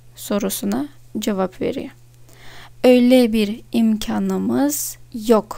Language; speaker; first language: Turkish; non-native, fluent; Russian